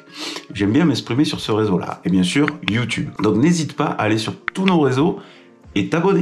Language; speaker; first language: French; native; French